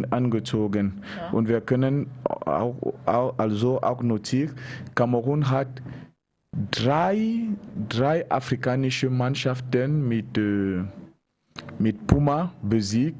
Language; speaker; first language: German; non-native, learner; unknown